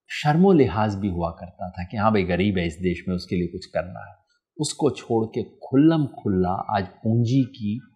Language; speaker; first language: Hindi; native; Hindi